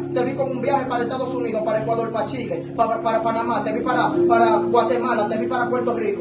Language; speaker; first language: Spanish; native; Spanish